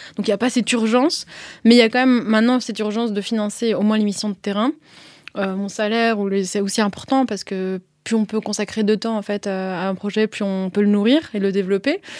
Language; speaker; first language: French; early bilingual, other home language; Arabic